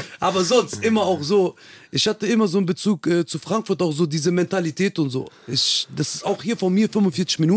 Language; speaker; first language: German; early bilingual, other home language; Kurdish